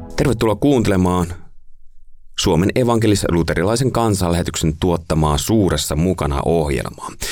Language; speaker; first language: Finnish; native; Finnish